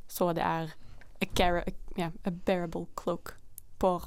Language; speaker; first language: Norwegian; non-native, fluent; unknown